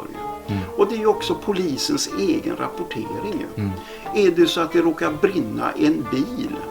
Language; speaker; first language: Swedish; native; Swedish